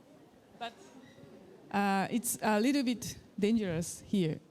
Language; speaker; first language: English; non-native, learner; Japanese